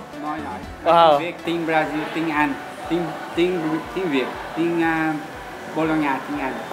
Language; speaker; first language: Vietnamese; non-native, learner; Portuguese